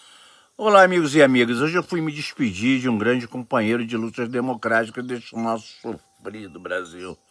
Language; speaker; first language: Portuguese; native; Portuguese